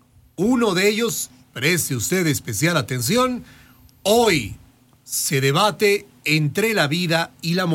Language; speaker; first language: Spanish; native; Spanish